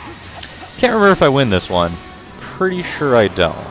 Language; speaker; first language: English; native; English